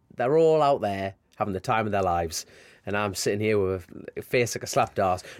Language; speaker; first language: English; native; English